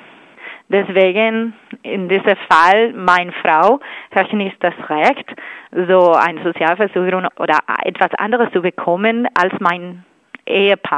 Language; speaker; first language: German; non-native, fluent; Spanish